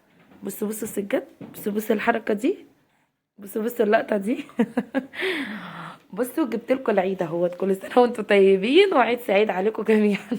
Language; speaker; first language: Arabic; native; Arabic